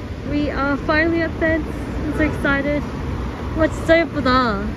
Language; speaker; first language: English; early bilingual, other home language; Korean